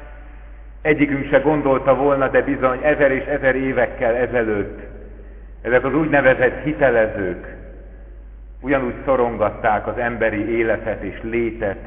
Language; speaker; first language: Hungarian; native; Hungarian